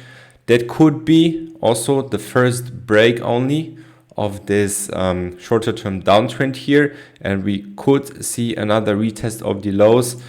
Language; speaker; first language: English; non-native, fluent; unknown